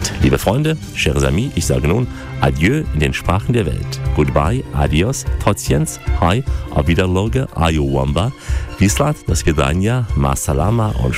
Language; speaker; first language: German; native; German